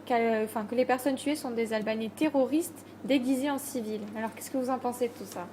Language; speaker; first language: French; native; French